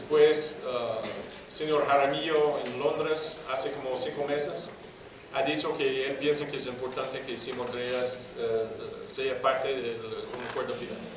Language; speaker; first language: Spanish; non-native, fluent; English